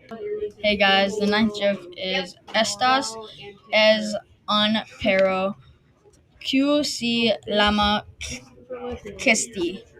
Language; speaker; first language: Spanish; non-native, learner; English